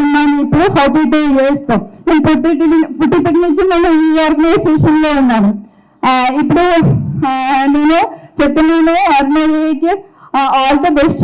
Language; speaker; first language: Telugu; non-native, learner; Malayalam